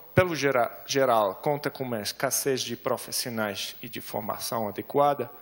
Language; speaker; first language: Portuguese; non-native, fluent; German